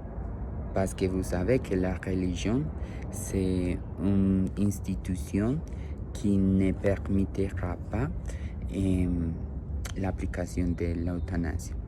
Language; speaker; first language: French; non-native, learner; Spanish